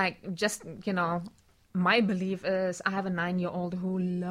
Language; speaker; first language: English; non-native, fluent; German